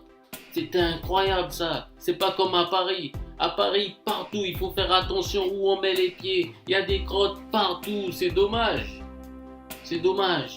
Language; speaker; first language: French; non-native, fluent; Japanese